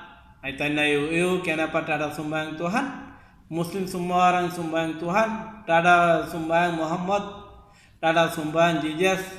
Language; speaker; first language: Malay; non-native, local second language; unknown